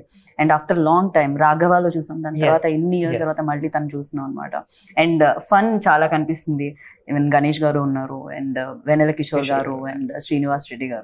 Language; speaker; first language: Telugu; native; Telugu